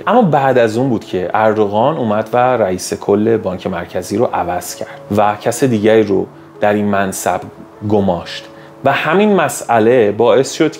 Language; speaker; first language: Persian; native; Persian